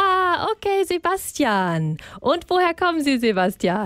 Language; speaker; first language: German; native; German